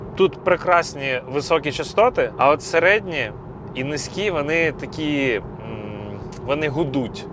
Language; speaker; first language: Ukrainian; non-native, local second language; Russian